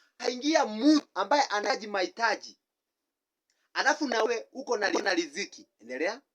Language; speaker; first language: Swahili; non-native, local second language; Kikuyu